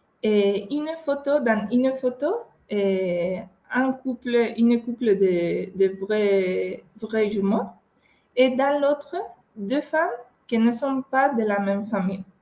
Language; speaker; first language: French; non-native, fluent; Spanish